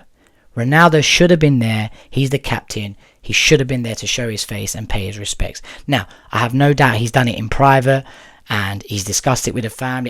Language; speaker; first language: English; native; English